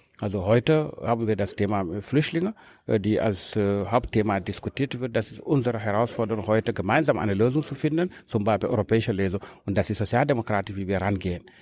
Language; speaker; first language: German; non-native, fluent; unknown